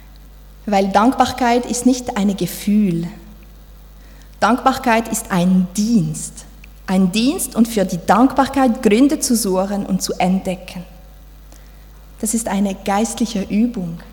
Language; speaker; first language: German; non-native, fluent; French